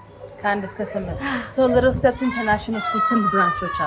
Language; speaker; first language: Amharic; native; Amharic